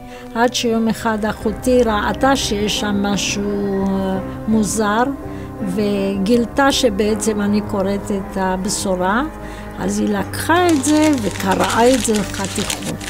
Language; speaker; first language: Hebrew; non-native, fluent; Romanian